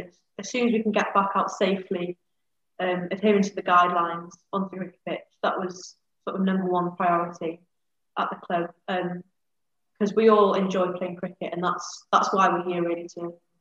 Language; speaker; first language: English; native; English